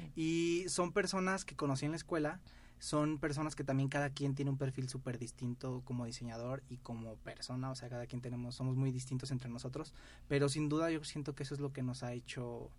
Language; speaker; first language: Spanish; native; Spanish